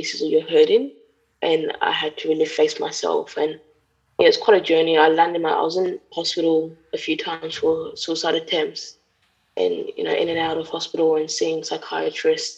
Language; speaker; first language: English; native; English